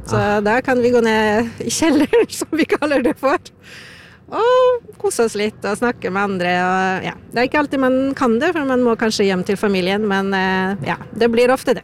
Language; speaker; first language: Norwegian; non-native, fluent; Polish